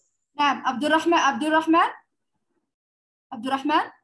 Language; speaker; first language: Arabic; non-native, fluent; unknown